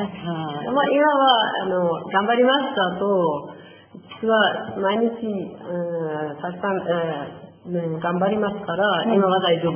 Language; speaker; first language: Japanese; non-native, learner; Persian